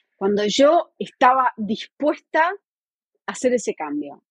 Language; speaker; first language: Spanish; native; Spanish